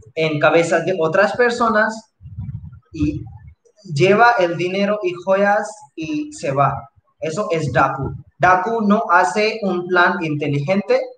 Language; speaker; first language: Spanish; non-native, fluent; Hindi